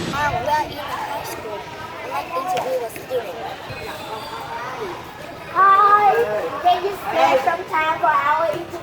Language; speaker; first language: English; non-native, learner; Vietnamese